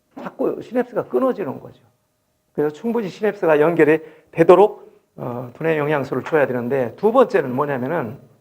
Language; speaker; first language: Korean; native; Korean